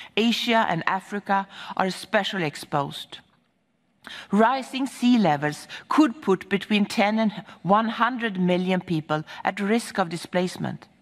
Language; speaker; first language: English; non-native, fluent; Swedish